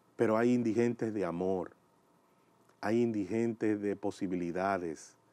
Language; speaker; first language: Spanish; native; Spanish